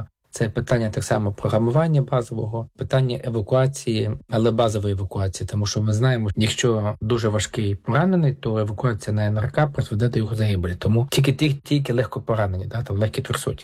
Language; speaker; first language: Ukrainian; native; Ukrainian